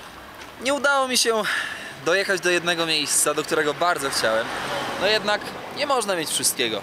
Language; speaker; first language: Polish; native; Polish